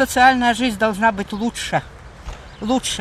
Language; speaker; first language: Russian; native; Russian